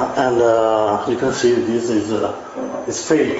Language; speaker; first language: English; non-native, learner; Italian